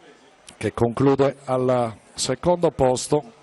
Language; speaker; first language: Italian; native; Italian